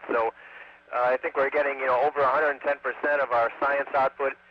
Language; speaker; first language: English; native; English